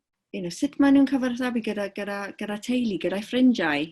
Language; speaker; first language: Welsh; non-native, fluent; English